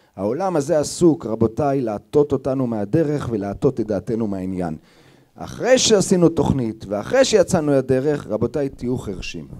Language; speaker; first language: Hebrew; native; Hebrew